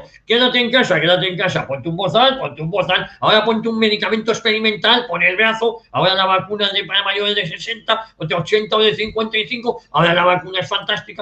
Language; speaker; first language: Spanish; native; Spanish